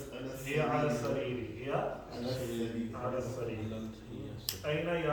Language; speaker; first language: Arabic; non-native, fluent; Urdu